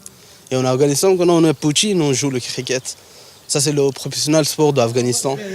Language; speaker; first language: French; non-native, learner; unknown